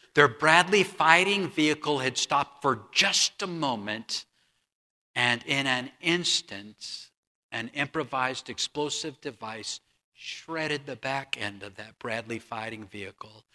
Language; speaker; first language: English; native; English